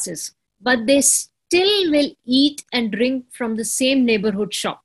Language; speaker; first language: English; non-native, local second language; Hindi